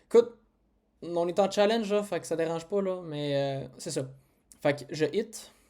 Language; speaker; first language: French; native; French